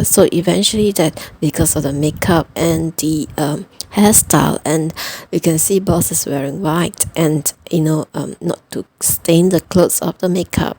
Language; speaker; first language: English; non-native, fluent; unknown